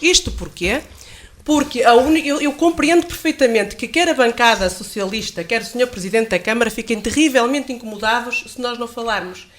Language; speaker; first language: Portuguese; native; Portuguese